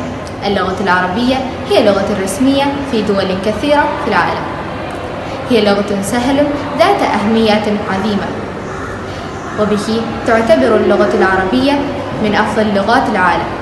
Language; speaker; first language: Arabic; non-native, learner; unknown